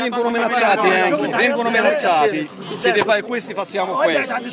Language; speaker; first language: Italian; non-native, learner; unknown